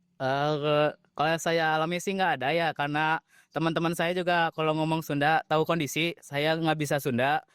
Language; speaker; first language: Indonesian; native; Indonesian